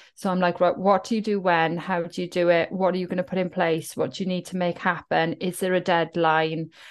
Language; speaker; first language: English; native; English